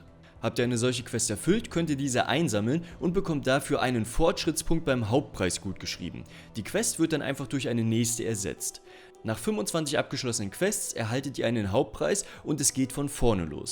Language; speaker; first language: German; native; German